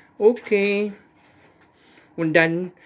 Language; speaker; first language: German; non-native, learner; Cebuano